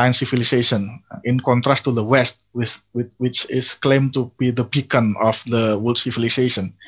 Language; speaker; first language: English; non-native, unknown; Indonesian